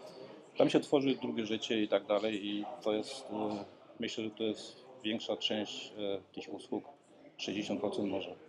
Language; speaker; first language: Polish; early bilingual, heritage; Polish